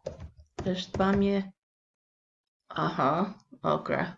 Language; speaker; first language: Albanian; non-native, learner; English